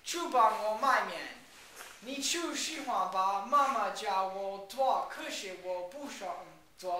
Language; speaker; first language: Chinese; non-native, learner; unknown